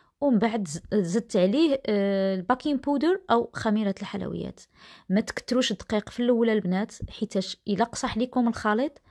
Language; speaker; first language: Arabic; native; Arabic